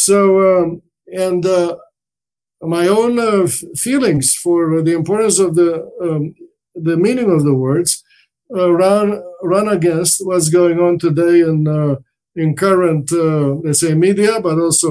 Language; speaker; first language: English; non-native, fluent; Romanian